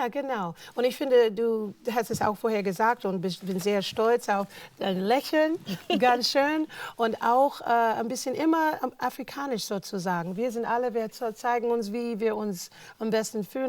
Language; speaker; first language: German; non-native, fluent; English